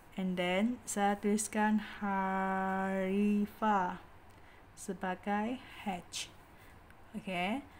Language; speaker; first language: Malay; non-native, local second language; Chinese